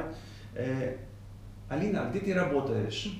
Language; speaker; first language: Russian; non-native, learner; Greek